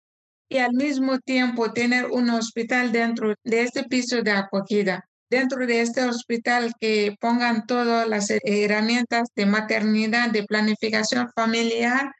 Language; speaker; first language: Spanish; non-native, fluent; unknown